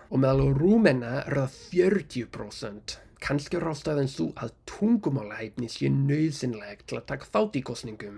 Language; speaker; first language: Icelandic; non-native, fluent; English